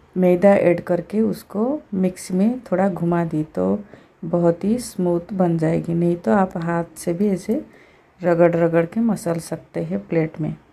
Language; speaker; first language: Hindi; native; Hindi